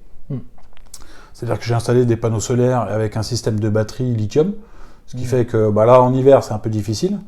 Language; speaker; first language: French; native; French